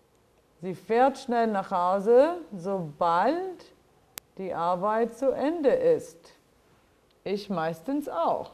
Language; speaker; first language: German; non-native, fluent; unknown